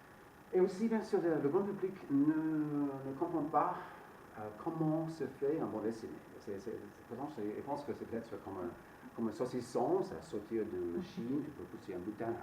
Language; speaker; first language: French; non-native, fluent; English